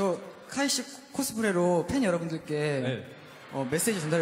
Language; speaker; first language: Korean; native; Korean